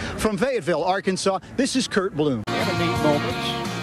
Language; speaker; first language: English; native; English